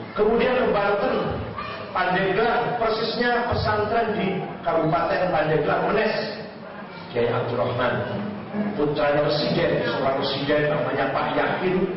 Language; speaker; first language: Indonesian; non-native, local second language; Javanese